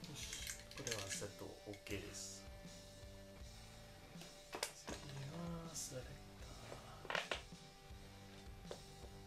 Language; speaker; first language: Japanese; non-native, learner; English